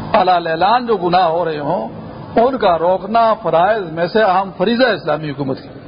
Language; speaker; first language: Urdu; non-native, local second language; Pashto